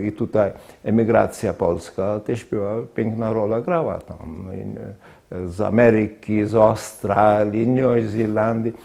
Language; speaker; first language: Polish; non-native, fluent; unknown